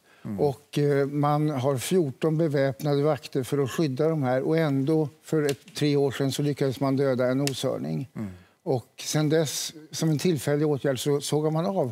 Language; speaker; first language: Swedish; native; Swedish